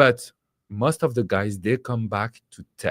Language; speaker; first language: English; non-native, fluent; French